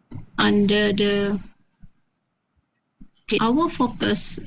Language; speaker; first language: English; non-native, fluent; Malay